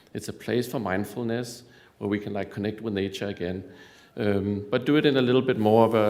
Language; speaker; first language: English; non-native, fluent; Danish